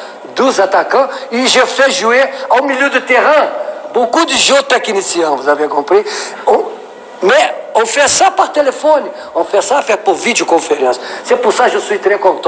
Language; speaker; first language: French; non-native, learner; Portuguese